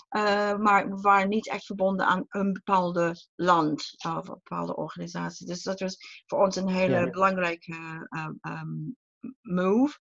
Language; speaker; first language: Dutch; non-native, fluent; English